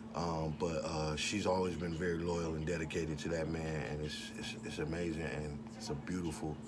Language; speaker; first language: English; native; English